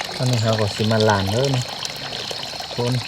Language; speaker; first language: Thai; non-native, local second language; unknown